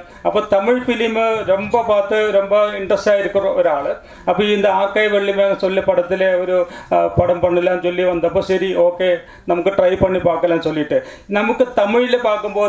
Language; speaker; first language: Tamil; non-native, local second language; Malayalam